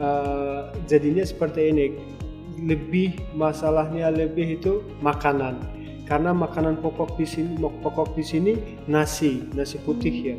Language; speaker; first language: Indonesian; non-native, fluent; Turkmen